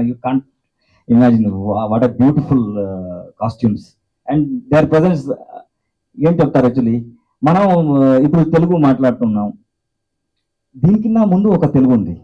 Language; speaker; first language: Telugu; non-native, learner; Kannada